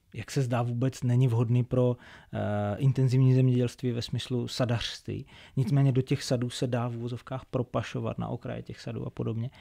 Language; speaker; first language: Czech; native; Czech